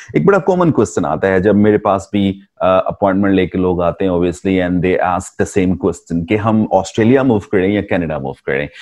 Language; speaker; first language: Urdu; non-native, local second language; Punjabi